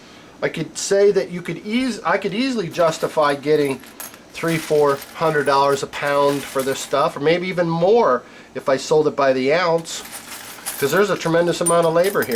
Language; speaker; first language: English; native; English